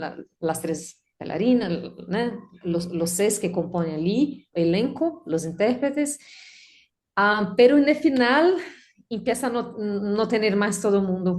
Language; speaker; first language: Spanish; non-native, learner; Portuguese